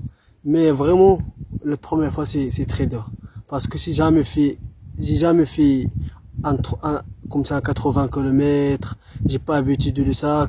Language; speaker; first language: French; non-native, local second language; Arabic